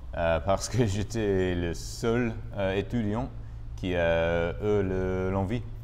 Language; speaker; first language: French; non-native, learner; English